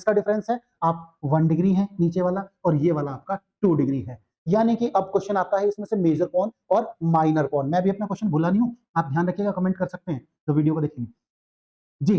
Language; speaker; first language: Hindi; native; Hindi